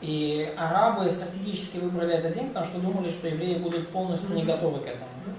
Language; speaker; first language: Russian; native; Russian